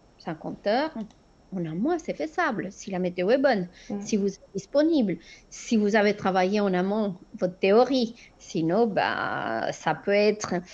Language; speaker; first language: French; non-native, fluent; Spanish